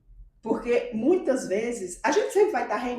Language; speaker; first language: Portuguese; native; Portuguese